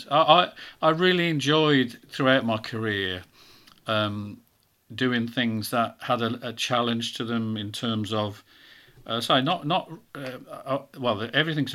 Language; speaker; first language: English; native; English